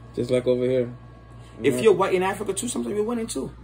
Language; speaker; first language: English; non-native, local second language; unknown